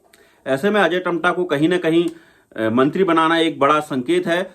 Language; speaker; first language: Hindi; native; Hindi